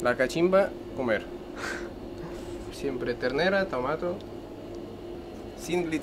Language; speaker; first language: Spanish; non-native, learner; Russian